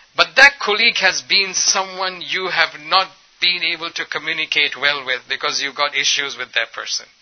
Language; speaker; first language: English; early bilingual, other home language; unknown